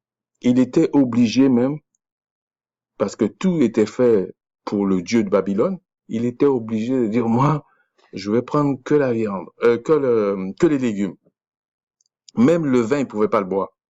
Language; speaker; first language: French; native; French